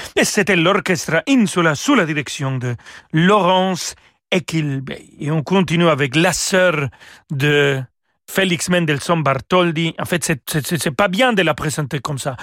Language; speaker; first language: French; non-native, fluent; Spanish